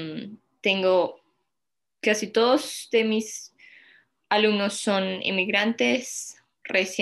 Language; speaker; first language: Spanish; early bilingual, heritage; Spanish